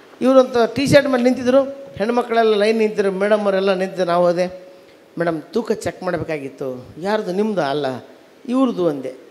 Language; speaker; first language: Kannada; native; Kannada